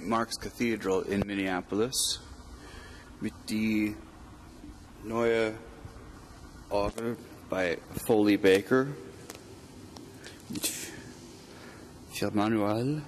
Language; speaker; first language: German; non-native, learner; English